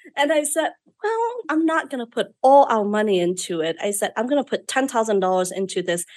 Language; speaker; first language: English; non-native, fluent; Vietnamese